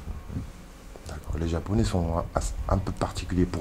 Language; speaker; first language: French; non-native, fluent; Japanese